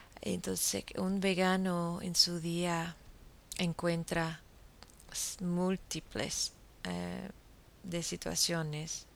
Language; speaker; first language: Spanish; non-native, fluent; English